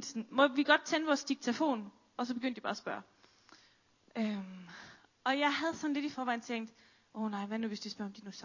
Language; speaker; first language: Danish; native; Danish